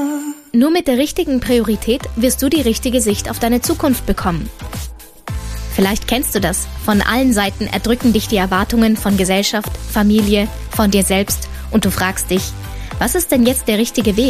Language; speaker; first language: German; native; German